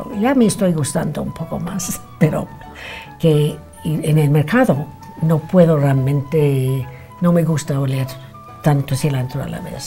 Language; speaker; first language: Spanish; non-native, fluent; English